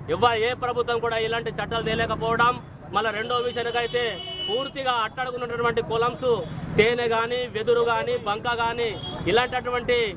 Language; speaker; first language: Telugu; non-native, local second language; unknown